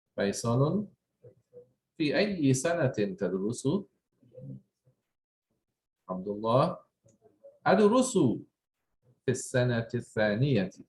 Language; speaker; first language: Arabic; non-native, fluent; English